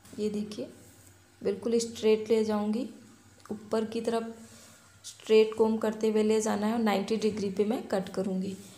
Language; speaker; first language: Hindi; native; Hindi